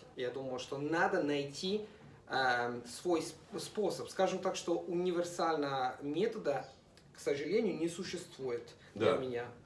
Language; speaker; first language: Russian; non-native, fluent; Italian